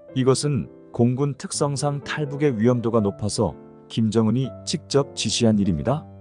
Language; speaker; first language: Korean; native; Korean